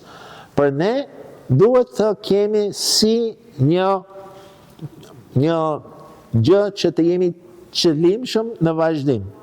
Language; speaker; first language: Albanian; non-native, fluent; English